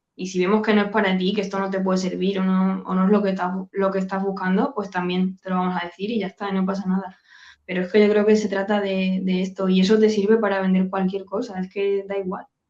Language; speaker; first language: Spanish; native; Spanish